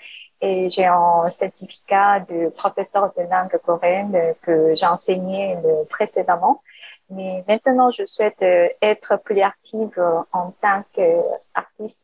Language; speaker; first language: French; non-native, learner; Korean